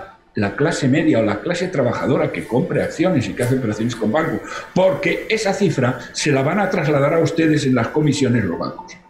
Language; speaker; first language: Spanish; native; Spanish